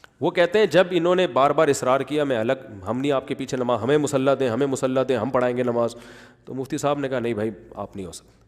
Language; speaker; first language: Urdu; native; Urdu